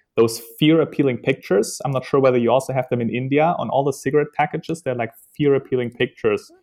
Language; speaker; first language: English; non-native, fluent; German